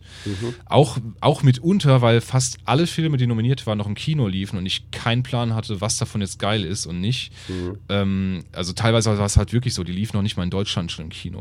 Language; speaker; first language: German; native; German